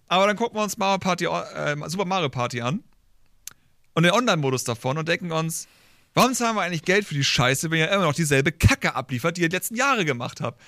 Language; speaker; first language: German; native; German